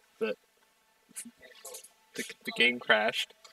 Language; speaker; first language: English; native; English